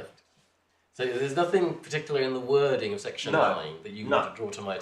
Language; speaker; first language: English; native; English